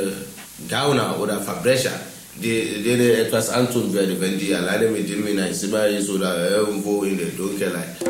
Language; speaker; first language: German; non-native, fluent; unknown